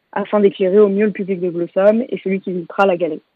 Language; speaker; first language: French; native; French